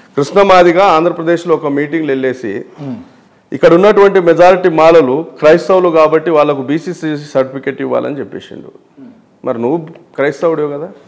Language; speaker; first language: Telugu; non-native, local second language; Marathi